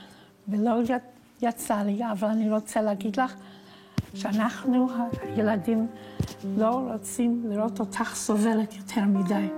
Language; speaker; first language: Hebrew; non-native, fluent; English